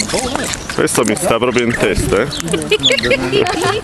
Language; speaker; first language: Italian; native; Italian